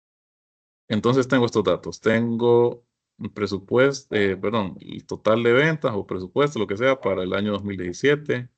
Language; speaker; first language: Spanish; native; Spanish